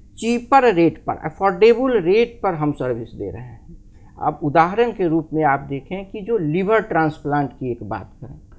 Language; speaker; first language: Hindi; native; Hindi